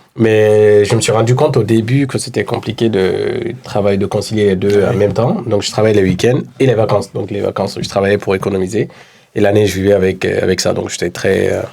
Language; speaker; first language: French; non-native, local second language; Wolof